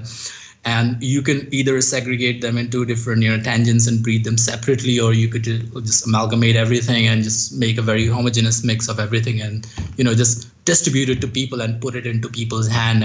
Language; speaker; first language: English; non-native, local second language; Hindi